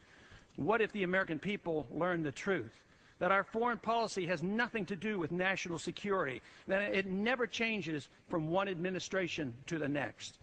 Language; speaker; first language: English; native; English